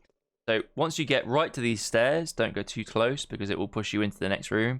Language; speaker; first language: English; native; English